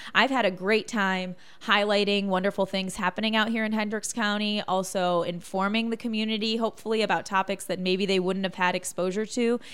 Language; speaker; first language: English; native; English